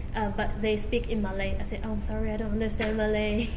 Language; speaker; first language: English; non-native, learner; Chinese